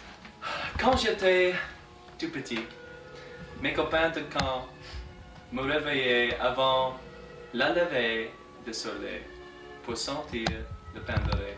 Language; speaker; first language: French; non-native, learner; English